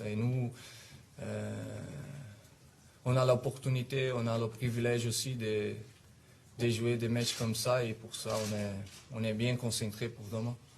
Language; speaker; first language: French; non-native, fluent; Italian